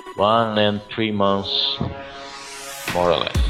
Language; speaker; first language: English; non-native, learner; Portuguese